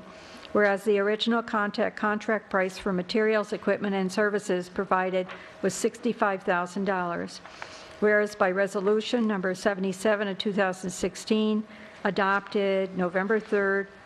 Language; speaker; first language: English; native; English